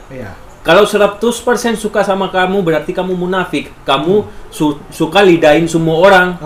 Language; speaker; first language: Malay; non-native, fluent; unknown